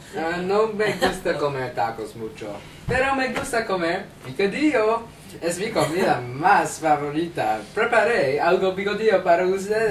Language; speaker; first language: Spanish; non-native, learner; English